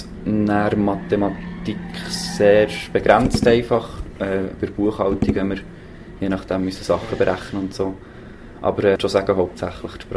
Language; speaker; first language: German; native; German